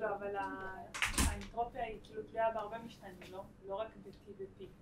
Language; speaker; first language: Hebrew; native; Hebrew